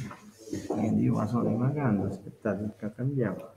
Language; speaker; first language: Italian; native; Italian